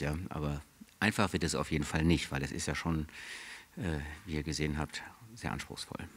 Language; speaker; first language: German; native; German